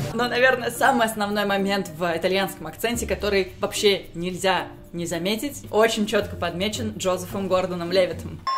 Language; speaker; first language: Russian; native; Russian